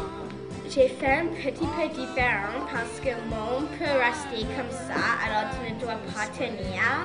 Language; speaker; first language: French; non-native, learner; English